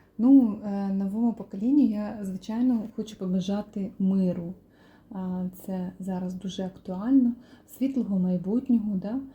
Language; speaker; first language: Ukrainian; non-native, local second language; Russian